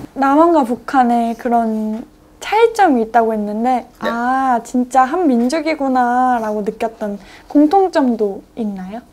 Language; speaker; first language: Korean; native; Korean